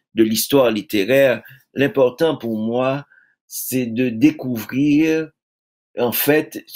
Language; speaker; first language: French; native; French